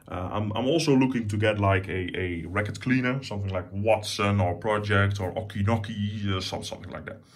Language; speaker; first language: English; non-native, fluent; Dutch